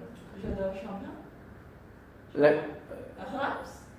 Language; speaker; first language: French; non-native, learner; English